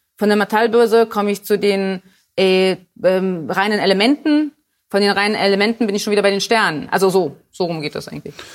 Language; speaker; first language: German; early bilingual, other home language; Polish